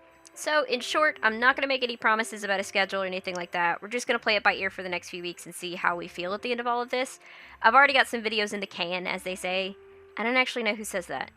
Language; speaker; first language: English; native; English